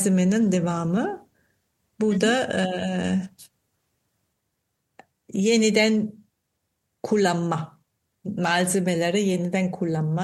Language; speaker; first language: Turkish; non-native, fluent; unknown